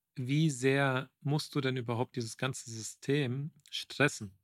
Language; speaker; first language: German; native; German